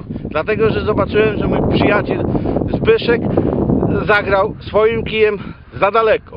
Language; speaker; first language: Polish; native; Polish